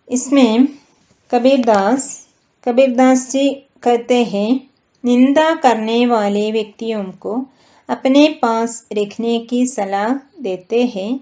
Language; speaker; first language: Hindi; non-native, local second language; Malayalam